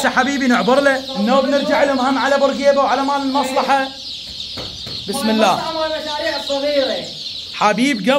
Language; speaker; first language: Arabic; native; Arabic